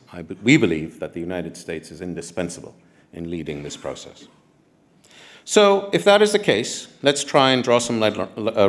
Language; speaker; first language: English; non-native, fluent; Arabic